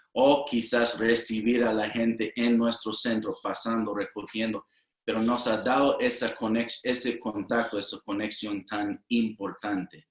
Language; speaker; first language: Spanish; non-native, fluent; English